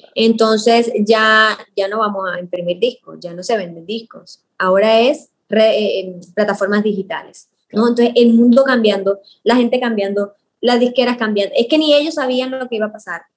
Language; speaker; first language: Spanish; native; Spanish